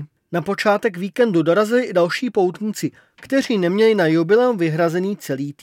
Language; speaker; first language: Czech; native; Czech